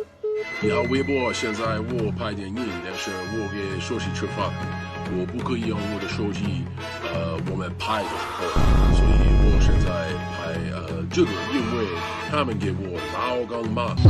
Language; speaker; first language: Chinese; non-native, learner; English